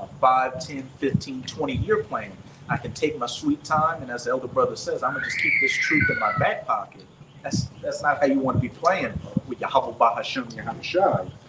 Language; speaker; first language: English; native; English